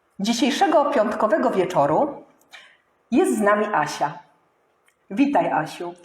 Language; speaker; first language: Polish; native; Polish